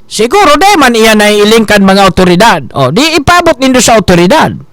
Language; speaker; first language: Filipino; non-native, local second language; Bikol